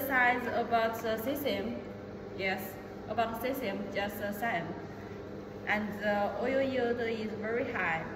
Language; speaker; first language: English; non-native, learner; Chinese